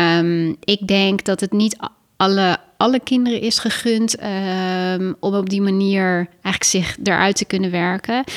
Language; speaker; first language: Dutch; native; Dutch